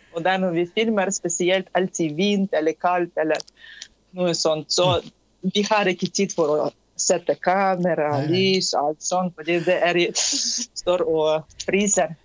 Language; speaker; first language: Norwegian; non-native, fluent; Tatar